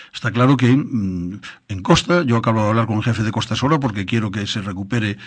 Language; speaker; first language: Spanish; non-native, local second language; Galician